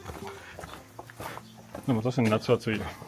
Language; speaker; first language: Japanese; non-native, learner; French